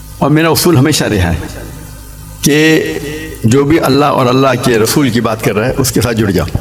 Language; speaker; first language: Urdu; non-native, local second language; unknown